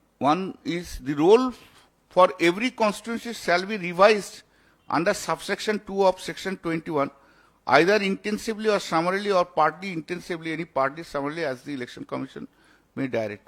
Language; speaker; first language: English; non-native, local second language; Bangla